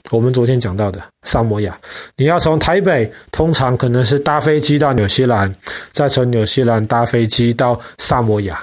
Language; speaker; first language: Chinese; native; Chinese